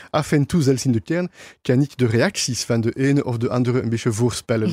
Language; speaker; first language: Dutch; non-native, local second language; French